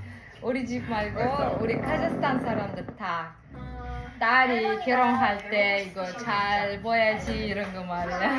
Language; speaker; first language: Korean; non-native, learner; Kazakh